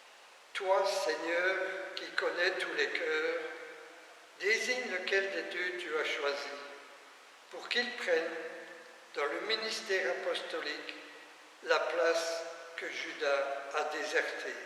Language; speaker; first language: French; native; French